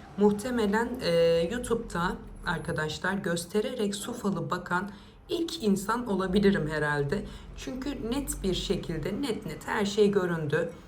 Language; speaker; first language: Turkish; native; Turkish